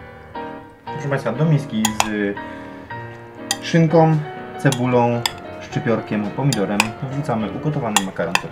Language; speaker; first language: Polish; native; Polish